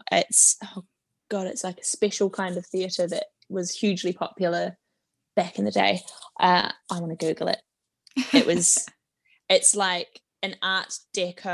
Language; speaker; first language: English; native; English